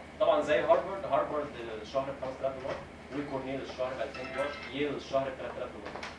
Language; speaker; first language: Arabic; native; Arabic